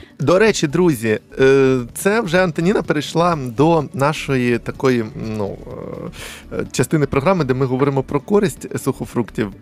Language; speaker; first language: Ukrainian; native; Ukrainian